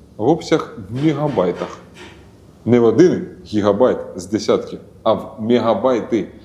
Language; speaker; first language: Ukrainian; non-native, local second language; Russian